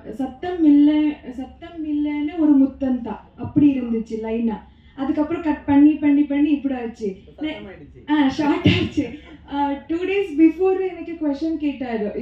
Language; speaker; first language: Tamil; non-native, local second language; Kannada